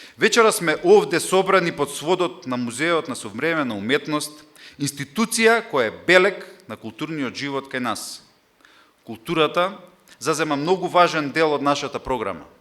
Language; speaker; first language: Macedonian; native; Macedonian